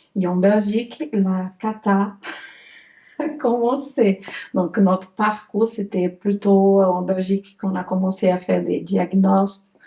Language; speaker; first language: French; non-native, fluent; Portuguese